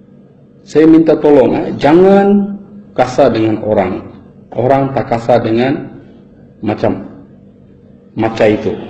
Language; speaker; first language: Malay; non-native, fluent; Bangla